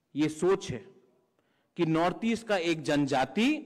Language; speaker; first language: Hindi; non-native, local second language; Kok Borok